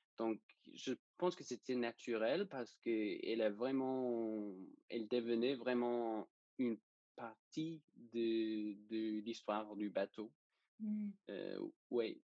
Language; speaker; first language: French; non-native, fluent; Danish